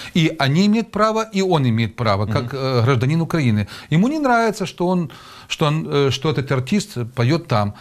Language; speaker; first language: Russian; native; Russian